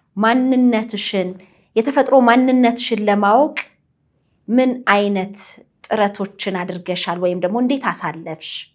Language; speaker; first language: Amharic; native; Amharic